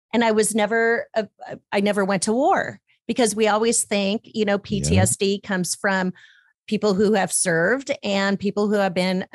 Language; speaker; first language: English; native; English